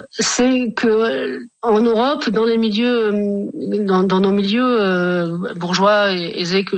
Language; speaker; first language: French; native; French